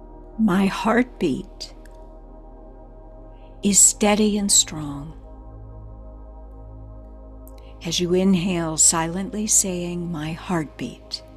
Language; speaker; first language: English; native; English